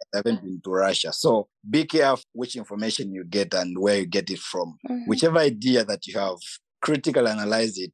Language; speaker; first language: English; non-native, local second language; Nyanja